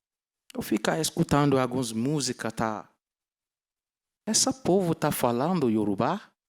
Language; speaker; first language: Portuguese; non-native, learner; Yoruba